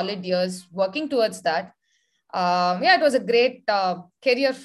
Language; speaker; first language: English; non-native, local second language; Tamil